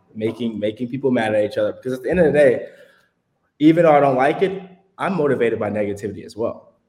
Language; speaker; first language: English; native; English